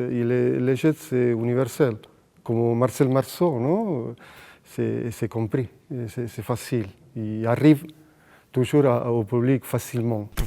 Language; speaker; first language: French; non-native, fluent; Spanish